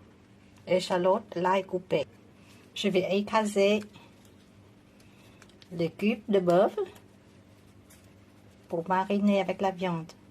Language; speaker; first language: French; non-native, fluent; Vietnamese